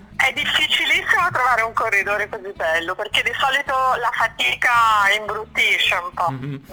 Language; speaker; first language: Italian; native; Italian